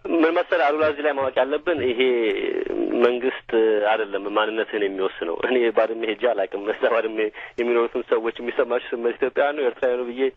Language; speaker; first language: Amharic; non-native, local second language; Tigrinya